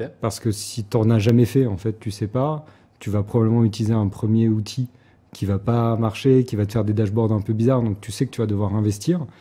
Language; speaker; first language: French; native; French